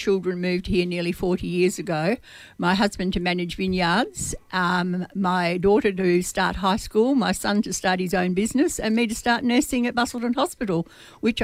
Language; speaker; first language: English; native; English